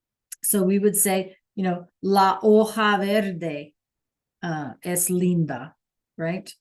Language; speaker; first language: Spanish; non-native, fluent; English